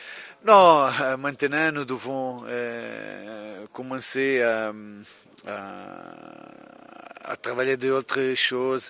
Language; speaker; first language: French; non-native, fluent; Portuguese